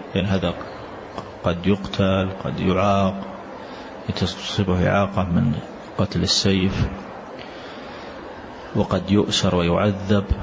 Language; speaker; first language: Arabic; native; Arabic